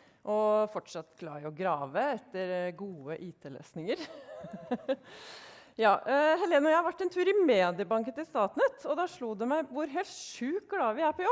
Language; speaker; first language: Norwegian; native; Norwegian